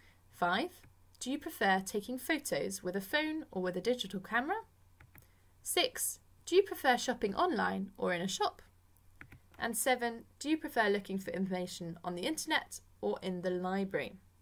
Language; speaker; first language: English; native; English